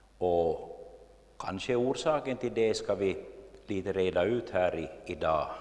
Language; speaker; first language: Swedish; native; Swedish